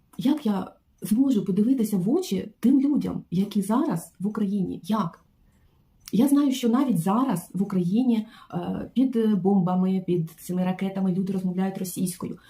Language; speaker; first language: Ukrainian; non-native, local second language; Russian